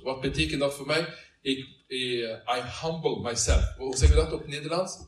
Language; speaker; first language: Dutch; non-native, learner; Norwegian